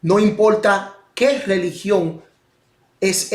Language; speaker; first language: Spanish; non-native, fluent; English